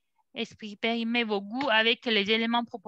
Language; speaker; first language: French; non-native, fluent; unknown